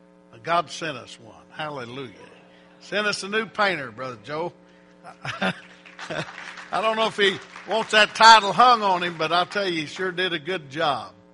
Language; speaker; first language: English; native; English